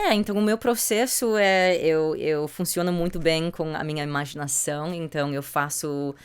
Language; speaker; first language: Portuguese; early bilingual, heritage; English